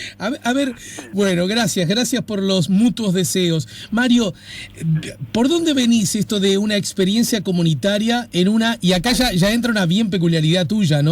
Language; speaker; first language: Spanish; native; Spanish